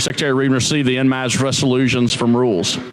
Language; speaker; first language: English; native; English